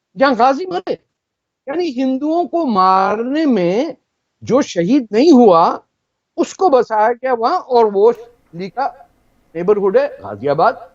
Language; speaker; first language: Urdu; non-native, local second language; Punjabi